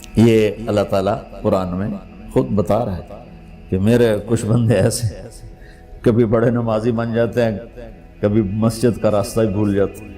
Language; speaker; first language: Urdu; non-native, local second language; Punjabi